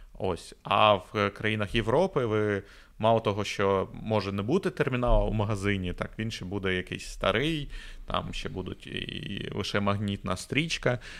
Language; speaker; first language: Ukrainian; native; Ukrainian